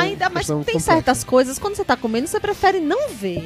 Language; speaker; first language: Portuguese; native; Portuguese